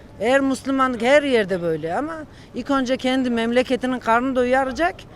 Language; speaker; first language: Turkish; non-native, fluent; Georgian